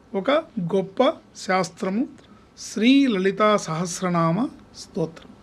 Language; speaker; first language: Telugu; native; Telugu